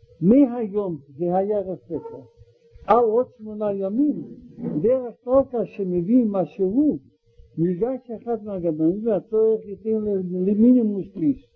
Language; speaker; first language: Hebrew; non-native, learner; Russian